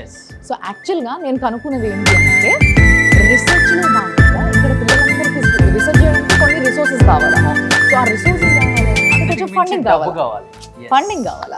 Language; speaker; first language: Telugu; native; Telugu